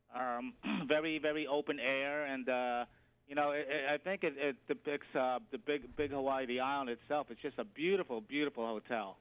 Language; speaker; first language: English; native; English